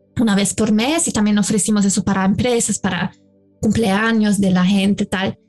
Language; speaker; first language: Spanish; non-native, fluent; German